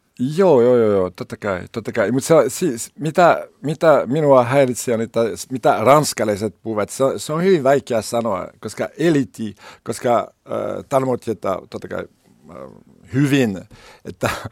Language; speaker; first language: Finnish; non-native, learner; French